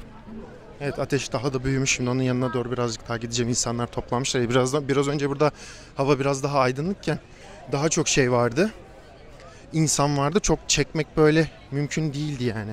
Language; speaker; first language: Turkish; native; Turkish